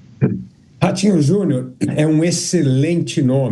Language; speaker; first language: Portuguese; native; Portuguese